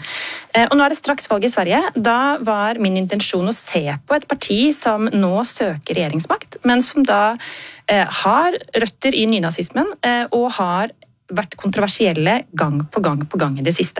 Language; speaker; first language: Norwegian; native; Norwegian